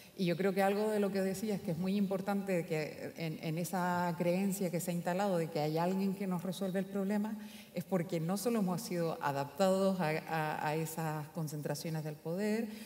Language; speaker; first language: Spanish; native; Spanish